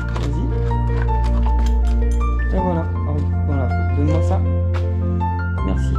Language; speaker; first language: French; native; French